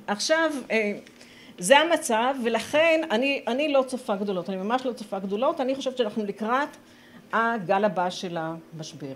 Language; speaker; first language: Hebrew; native; Hebrew